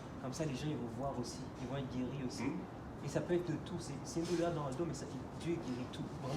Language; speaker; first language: French; native; French